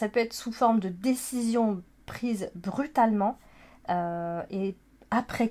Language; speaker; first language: French; native; French